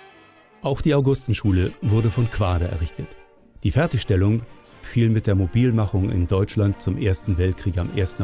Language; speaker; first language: German; native; German